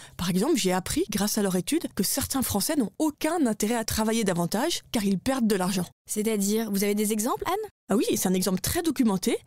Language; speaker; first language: French; native; French